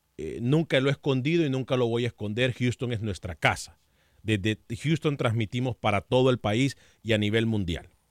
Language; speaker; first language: Spanish; native; Spanish